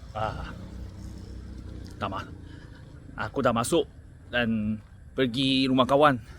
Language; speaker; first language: Malay; non-native, learner; Korean